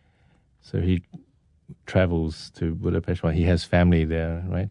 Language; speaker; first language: English; native; English